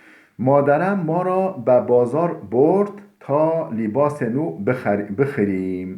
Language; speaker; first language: Persian; non-native, fluent; Turkish